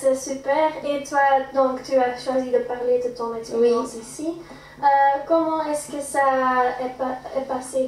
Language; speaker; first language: French; non-native, fluent; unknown